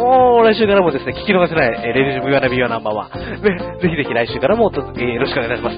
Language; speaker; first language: Japanese; native; Japanese